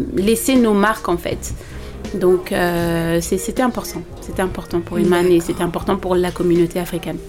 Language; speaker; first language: French; non-native, local second language; Lingala